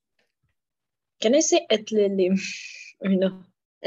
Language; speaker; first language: English; non-native, fluent; Ukrainian